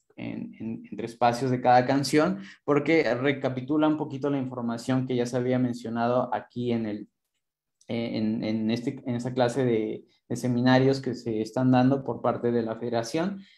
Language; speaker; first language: Spanish; non-native, local second language; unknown